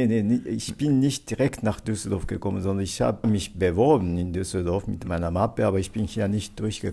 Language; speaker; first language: German; non-native, fluent; Japanese